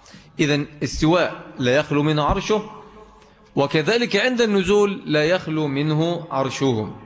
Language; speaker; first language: Arabic; native; Arabic